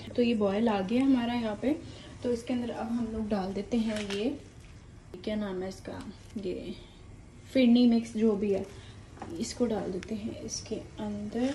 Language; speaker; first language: Urdu; native; Urdu